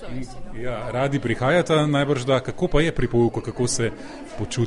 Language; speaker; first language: Slovenian; native; Slovenian